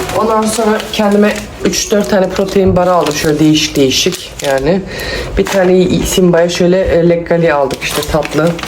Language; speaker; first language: Turkish; early bilingual, heritage; Turkish